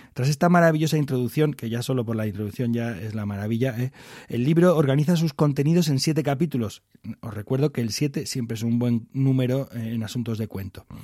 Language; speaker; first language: Spanish; native; Spanish